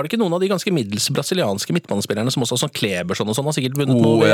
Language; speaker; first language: Norwegian; native; Norwegian